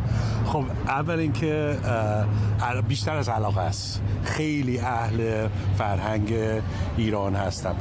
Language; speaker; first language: Persian; early bilingual, heritage; English